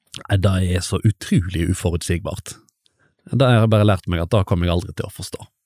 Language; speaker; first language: Norwegian; native; Norwegian